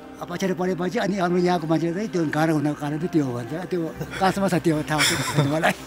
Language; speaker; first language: Nepali; non-native, local second language; Sherpa